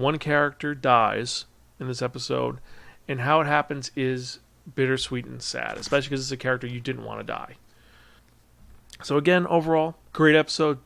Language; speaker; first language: English; native; English